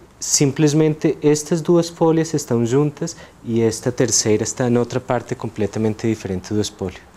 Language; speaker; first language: Portuguese; non-native, fluent; Spanish